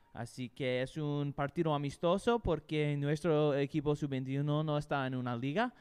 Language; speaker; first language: Spanish; non-native, learner; English